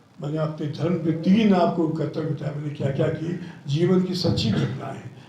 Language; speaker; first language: Hindi; non-native, local second language; Telugu